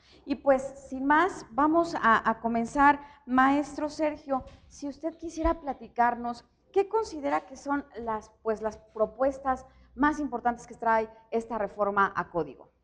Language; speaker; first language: Spanish; native; Spanish